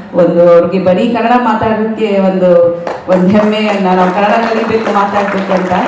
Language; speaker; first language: Kannada; non-native, fluent; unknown